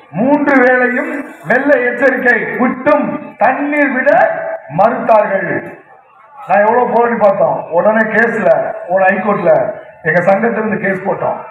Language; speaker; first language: Tamil; native; Tamil